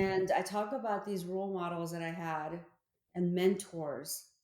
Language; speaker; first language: English; early bilingual, other home language; Korean